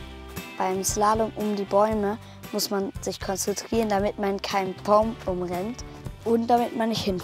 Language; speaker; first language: German; native; German